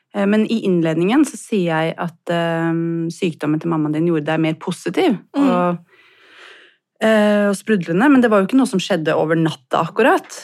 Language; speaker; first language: Norwegian; native; Norwegian